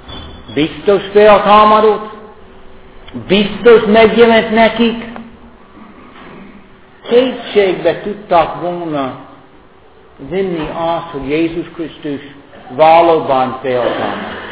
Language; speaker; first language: Hungarian; non-native, fluent; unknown